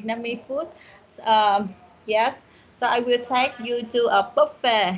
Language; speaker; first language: English; non-native, learner; Vietnamese